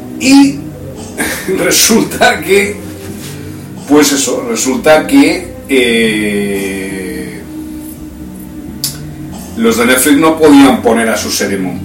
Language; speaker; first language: Spanish; native; Spanish